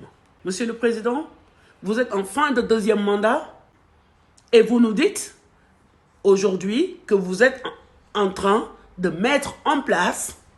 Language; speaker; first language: French; non-native, local second language; Wolof